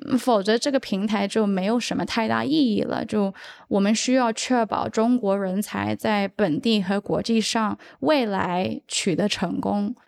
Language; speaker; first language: Chinese; early bilingual, heritage; Chinese